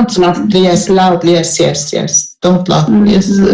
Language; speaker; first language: English; non-native, learner; Persian